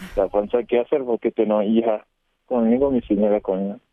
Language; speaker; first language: Spanish; non-native, learner; Haitian Creole